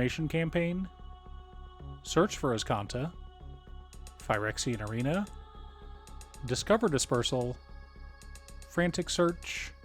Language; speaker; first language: English; native; English